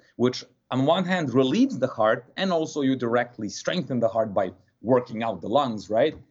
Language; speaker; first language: English; non-native, fluent; Serbian